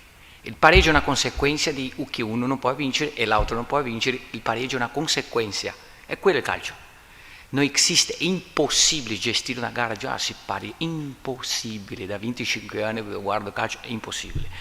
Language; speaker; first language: Italian; non-native, learner; Portuguese